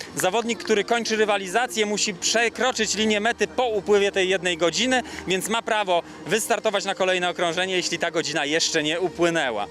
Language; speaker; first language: Polish; native; Polish